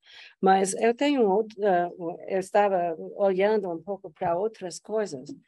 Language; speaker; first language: Portuguese; non-native, fluent; English